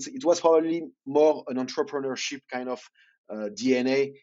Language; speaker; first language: English; non-native, fluent; French